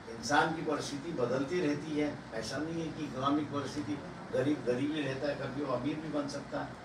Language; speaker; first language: Hindi; non-native, local second language; Marathi